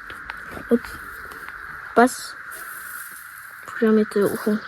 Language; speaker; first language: French; native; French